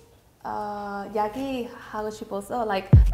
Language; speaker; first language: Korean; non-native, learner; Spanish